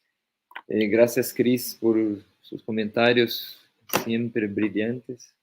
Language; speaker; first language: Spanish; non-native, fluent; Portuguese